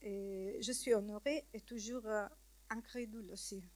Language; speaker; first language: French; non-native, learner; Italian